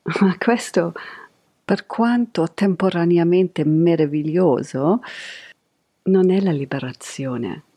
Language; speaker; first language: Italian; non-native, fluent; English